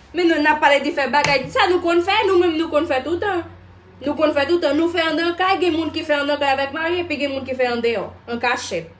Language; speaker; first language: Haitian Creole; non-native, fluent; Portuguese